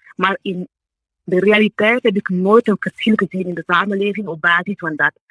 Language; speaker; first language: Dutch; non-native, fluent; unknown